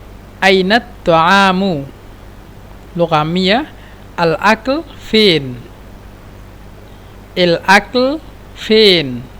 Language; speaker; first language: Arabic; non-native, fluent; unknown